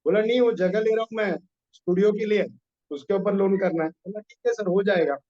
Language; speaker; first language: Hindi; non-native, local second language; Marathi